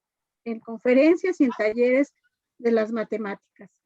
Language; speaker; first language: Spanish; native; Spanish